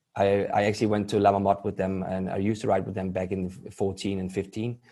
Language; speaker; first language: English; non-native, fluent; Danish